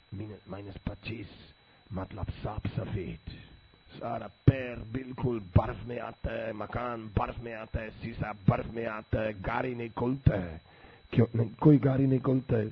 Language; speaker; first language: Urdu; non-native, learner; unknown